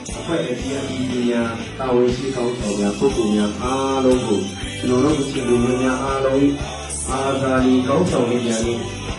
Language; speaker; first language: Burmese; non-native, local second language; Kachin